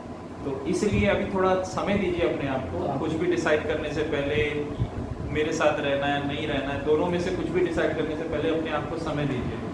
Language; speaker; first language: Hindi; native; Hindi